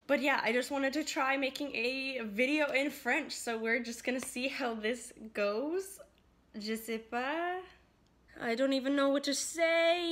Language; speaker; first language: English; native; English